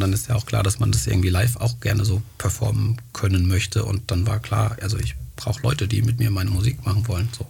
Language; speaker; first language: German; early bilingual, other home language; Greek